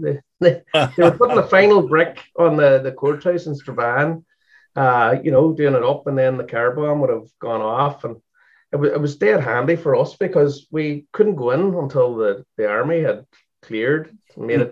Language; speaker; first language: English; native; English